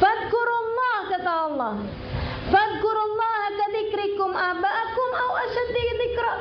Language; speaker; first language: Indonesian; native; Indonesian